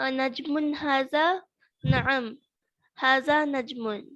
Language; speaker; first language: Arabic; non-native, learner; Hindi